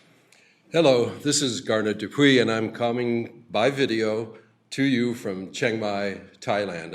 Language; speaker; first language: English; native; English